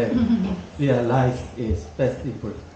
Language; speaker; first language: English; non-native, learner; Korean